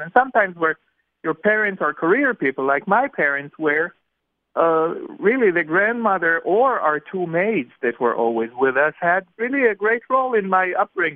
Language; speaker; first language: English; non-native, fluent; Hebrew